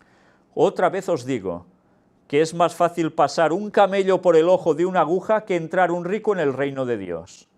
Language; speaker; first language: Spanish; native; Spanish